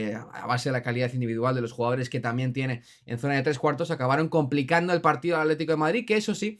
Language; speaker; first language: Spanish; native; Spanish